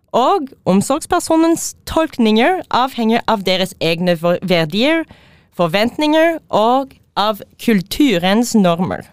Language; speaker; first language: Norwegian; non-native, fluent; French